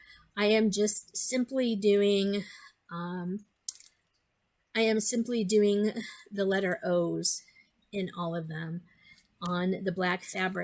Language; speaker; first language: English; native; English